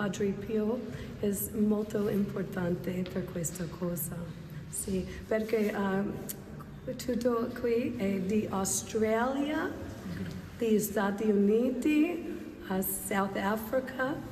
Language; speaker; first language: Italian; non-native, learner; English